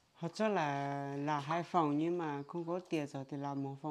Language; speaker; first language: Vietnamese; non-native, local second language; Hmong